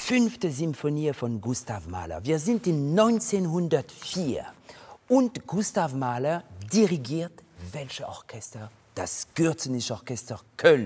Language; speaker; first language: German; non-native, fluent; French